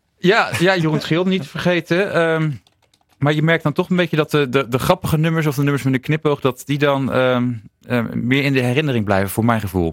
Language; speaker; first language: Dutch; native; Dutch